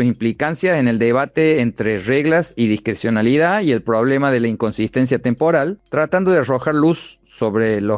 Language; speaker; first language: Spanish; native; Spanish